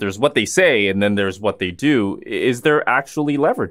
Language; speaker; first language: English; native; English